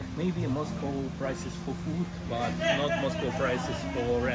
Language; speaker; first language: English; non-native, learner; Russian